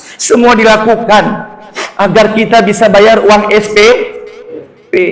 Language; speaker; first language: Indonesian; non-native, local second language; Achinese